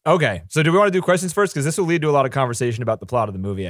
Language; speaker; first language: English; native; English